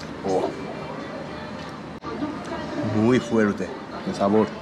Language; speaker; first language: Spanish; non-native, fluent; Japanese